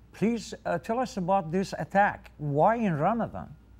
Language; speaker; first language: English; non-native, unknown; Persian